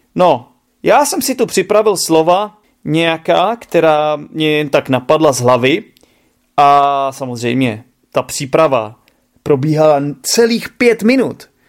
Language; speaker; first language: Czech; native; Czech